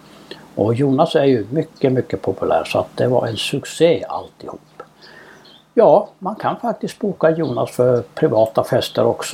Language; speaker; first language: Swedish; native; Swedish